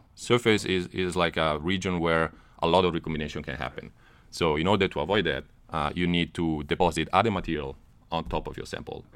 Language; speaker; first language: English; non-native, fluent; Italian